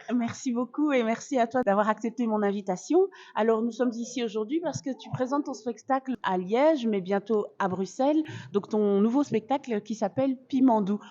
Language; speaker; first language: French; early bilingual, other home language; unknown